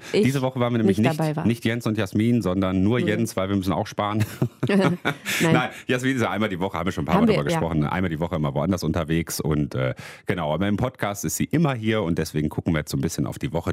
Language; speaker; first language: German; native; German